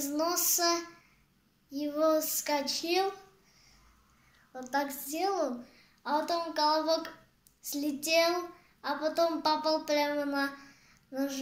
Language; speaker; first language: Russian; non-native, learner; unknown